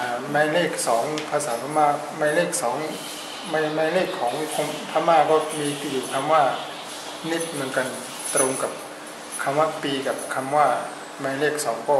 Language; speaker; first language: Thai; non-native, fluent; Burmese